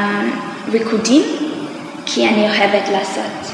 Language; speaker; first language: Hebrew; non-native, learner; English